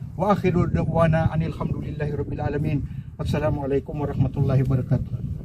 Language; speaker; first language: Filipino; non-native, local second language; Maranao